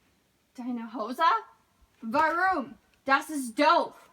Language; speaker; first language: German; non-native, learner; English